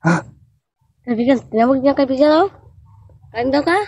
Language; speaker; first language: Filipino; non-native, local second language; Cebuano